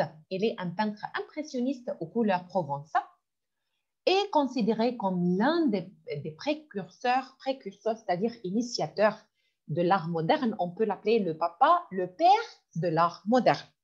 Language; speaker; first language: French; non-native, fluent; Arabic